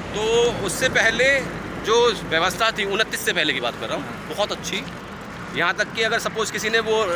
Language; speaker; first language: Hindi; native; Hindi